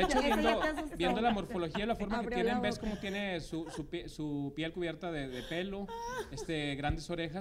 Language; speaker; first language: Spanish; native; Spanish